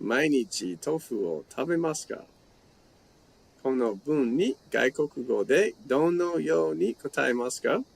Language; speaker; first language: Japanese; non-native, learner; English